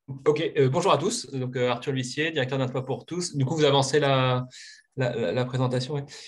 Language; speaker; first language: French; native; French